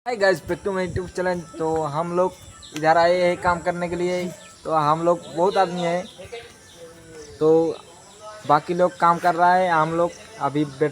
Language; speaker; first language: Hindi; non-native, local second language; Bangla